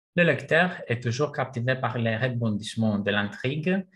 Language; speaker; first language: French; non-native, fluent; Greek